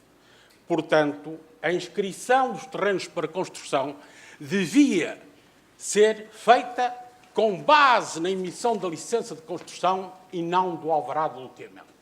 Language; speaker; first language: Portuguese; native; Portuguese